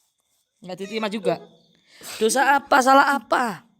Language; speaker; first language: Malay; non-native, local second language; Javanese